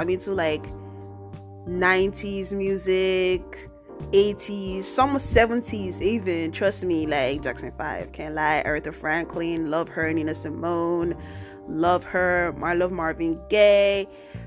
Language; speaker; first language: English; non-native, local second language; Igbo